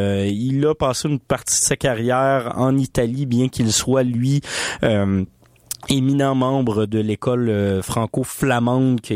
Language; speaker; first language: French; native; French